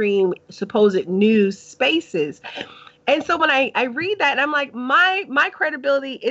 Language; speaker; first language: English; native; English